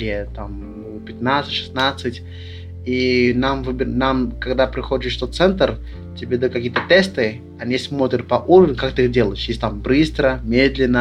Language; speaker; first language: Russian; early bilingual, other home language; Lingala